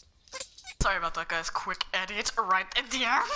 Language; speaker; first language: English; native; English